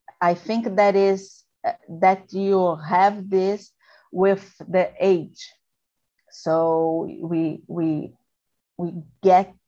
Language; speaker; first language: English; non-native, learner; Portuguese